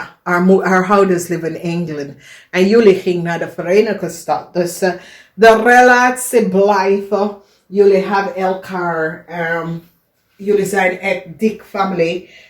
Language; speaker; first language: Dutch; non-native, learner; English